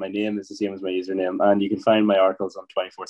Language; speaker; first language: English; native; English